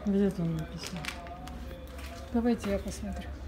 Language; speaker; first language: Russian; native; Russian